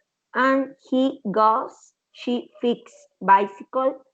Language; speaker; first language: English; non-native, learner; Spanish